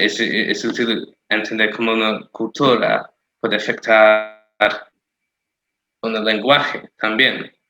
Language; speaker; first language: Spanish; non-native, fluent; English